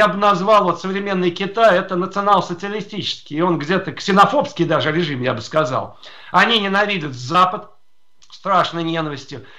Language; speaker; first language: Russian; native; Russian